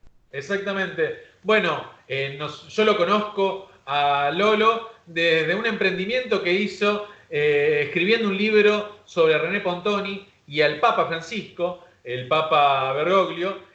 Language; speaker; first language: Spanish; native; Spanish